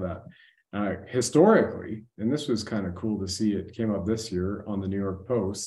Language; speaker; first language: English; native; English